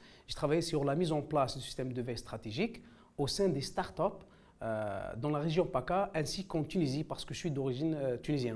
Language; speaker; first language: French; non-native, local second language; Arabic